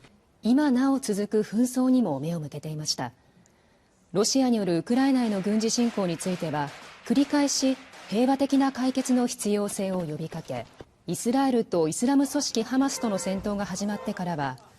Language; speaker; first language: Japanese; native; Japanese